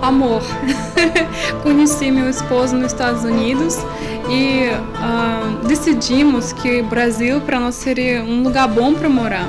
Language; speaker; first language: Portuguese; non-native, fluent; Russian